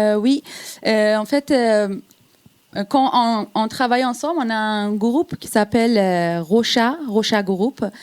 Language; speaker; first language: French; non-native, fluent; Persian